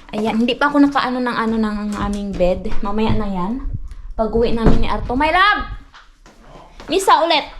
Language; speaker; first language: Filipino; non-native, local second language; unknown